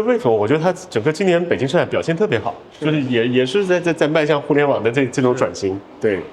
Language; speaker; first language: Chinese; native; Chinese